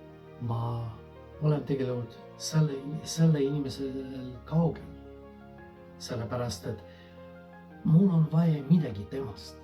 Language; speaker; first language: Estonian; non-native, fluent; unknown